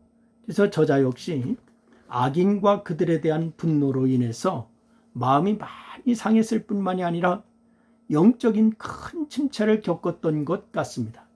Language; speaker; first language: Korean; native; Korean